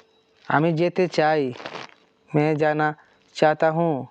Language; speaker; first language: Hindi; non-native, learner; Bangla